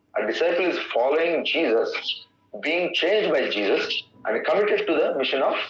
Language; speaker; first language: English; non-native, local second language; Kannada